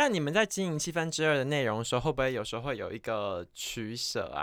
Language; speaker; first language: Chinese; native; Chinese